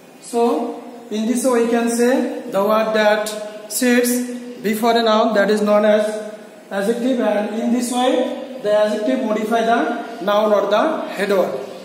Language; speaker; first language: English; non-native, local second language; Bangla